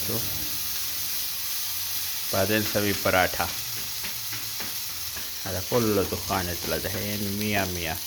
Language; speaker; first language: Arabic; non-native, learner; Urdu